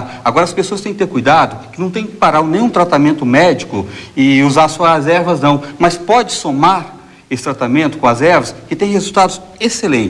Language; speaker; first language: Portuguese; native; Portuguese